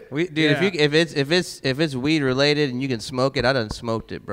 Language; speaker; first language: English; native; English